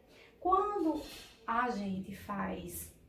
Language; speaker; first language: Portuguese; native; Portuguese